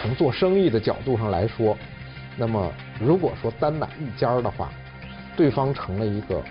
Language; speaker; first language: Chinese; native; Chinese